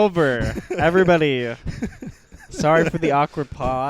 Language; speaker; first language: English; native; English